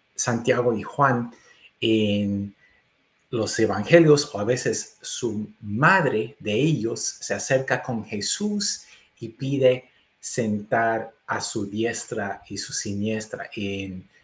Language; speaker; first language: Spanish; non-native, fluent; English